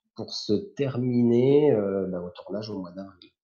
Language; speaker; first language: French; native; French